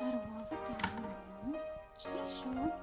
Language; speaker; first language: Russian; non-native, fluent; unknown